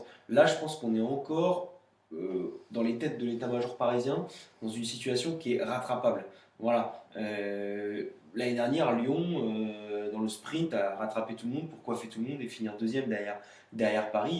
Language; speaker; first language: French; native; French